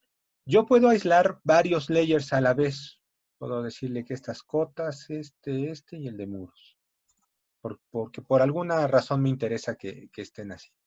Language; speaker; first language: Spanish; native; Spanish